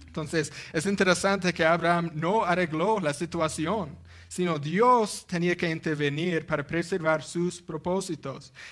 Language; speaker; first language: Spanish; non-native, fluent; English